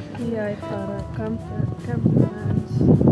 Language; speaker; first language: Spanish; non-native, fluent; Dutch